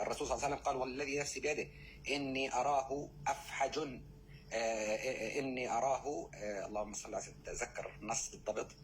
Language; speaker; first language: Arabic; native; Arabic